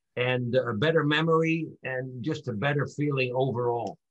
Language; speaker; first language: English; non-native, fluent; Dutch